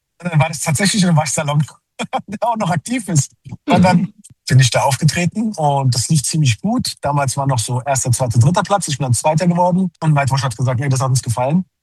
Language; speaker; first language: German; early bilingual, other home language; Turkish